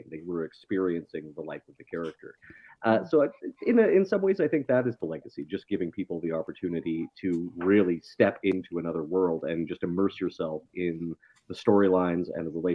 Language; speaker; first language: English; native; English